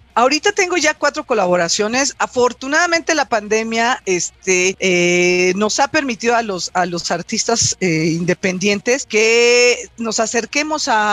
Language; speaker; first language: Spanish; native; Spanish